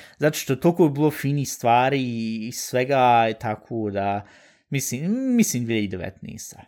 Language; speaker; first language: Bosnian; early bilingual, heritage; Bosnian